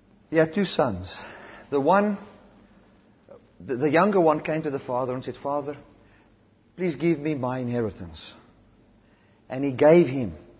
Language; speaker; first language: English; non-native, local second language; Afrikaans